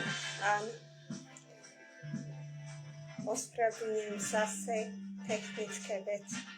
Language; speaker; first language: Slovak; non-native, local second language; Hungarian